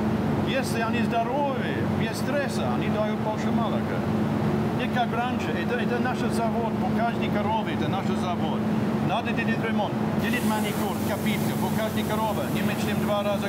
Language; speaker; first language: Russian; non-native, fluent; English